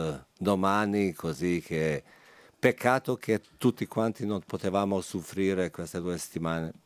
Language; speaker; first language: Italian; non-native, fluent; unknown